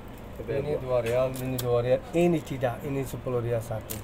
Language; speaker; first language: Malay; non-native, learner; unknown